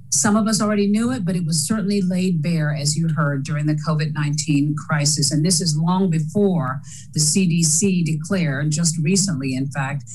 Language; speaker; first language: English; native; English